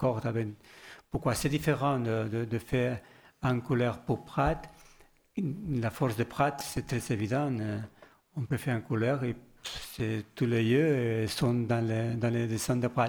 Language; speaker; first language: French; non-native, learner; Spanish